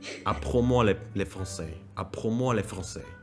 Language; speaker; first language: French; non-native, learner; Indonesian